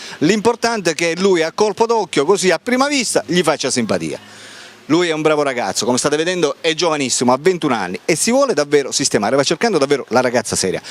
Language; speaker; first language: Italian; native; Italian